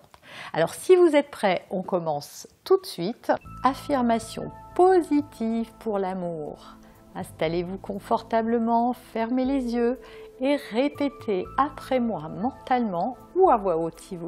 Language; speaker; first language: French; native; French